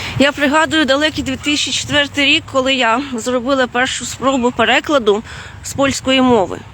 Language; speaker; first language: Ukrainian; non-native, fluent; Lithuanian